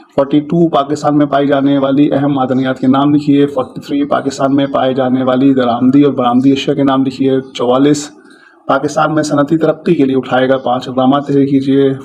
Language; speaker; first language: Urdu; native; Urdu